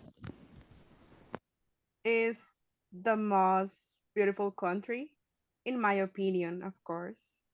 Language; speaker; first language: English; non-native, learner; Spanish